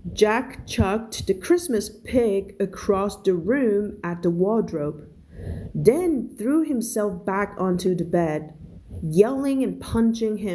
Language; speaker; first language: English; non-native, fluent; Thai